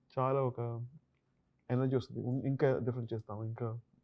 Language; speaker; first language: Telugu; non-native, learner; Tamil